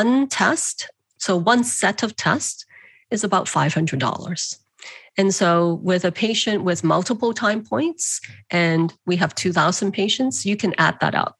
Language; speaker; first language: English; non-native, local second language; Cantonese